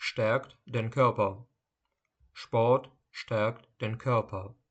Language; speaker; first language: German; non-native, fluent; Ukrainian